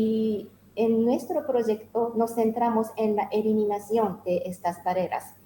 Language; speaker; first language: Spanish; non-native, learner; Japanese